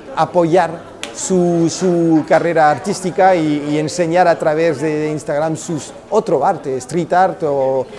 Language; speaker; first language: Spanish; early bilingual, heritage; Spanish